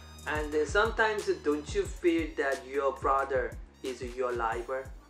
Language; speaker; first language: English; non-native, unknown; Korean